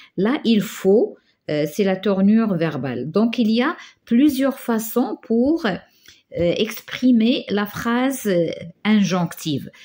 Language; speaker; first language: French; non-native, local second language; Arabic